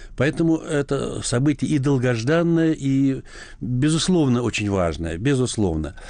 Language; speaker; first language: Russian; native; Russian